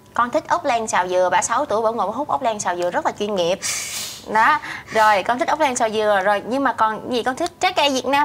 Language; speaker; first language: Vietnamese; native; Vietnamese